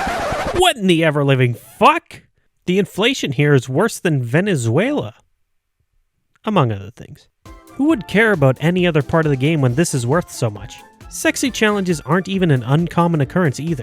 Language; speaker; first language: English; native; English